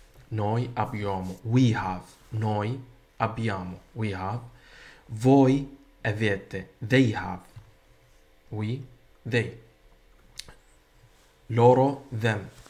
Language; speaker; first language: Italian; non-native, learner; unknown